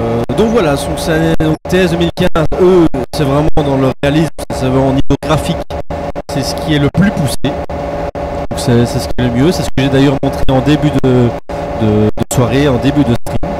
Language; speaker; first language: French; native; French